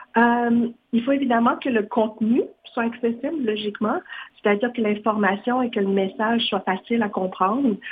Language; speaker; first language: French; non-native, fluent; Vietnamese